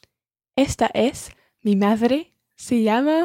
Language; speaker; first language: Spanish; non-native, learner; English